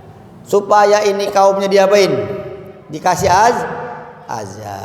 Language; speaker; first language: Indonesian; native; Indonesian